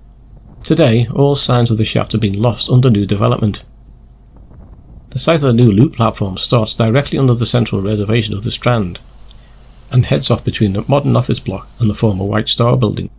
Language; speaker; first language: English; native; English